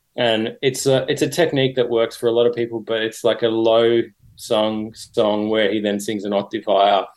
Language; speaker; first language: English; native; English